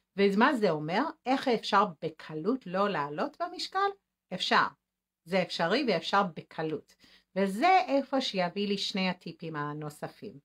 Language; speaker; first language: Hebrew; native; Hebrew